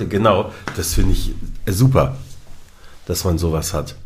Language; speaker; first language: German; native; German